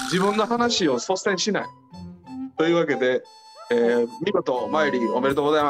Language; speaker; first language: Japanese; native; Japanese